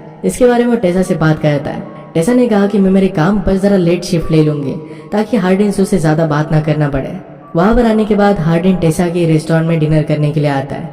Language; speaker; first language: Hindi; native; Hindi